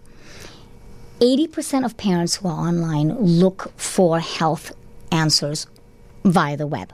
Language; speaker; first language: English; non-native, local second language; Tamil